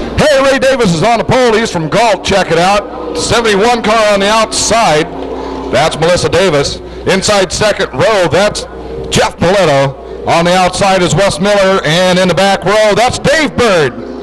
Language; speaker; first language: English; native; English